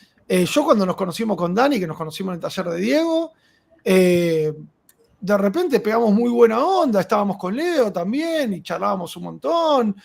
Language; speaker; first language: Spanish; native; Spanish